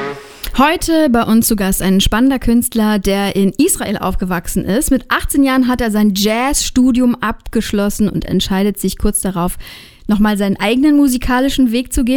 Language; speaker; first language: German; native; German